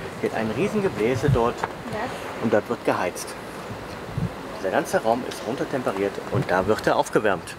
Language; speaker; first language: German; native; German